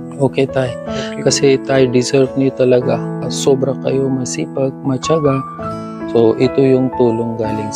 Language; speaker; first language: Filipino; non-native, learner; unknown